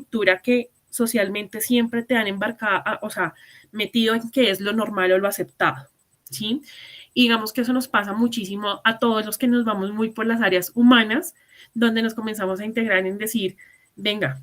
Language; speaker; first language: Spanish; native; Spanish